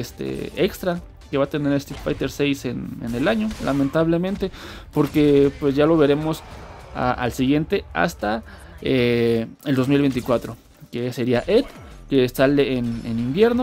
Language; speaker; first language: Spanish; native; Spanish